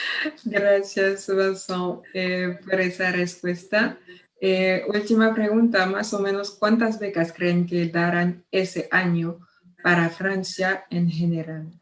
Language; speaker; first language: Spanish; non-native, fluent; French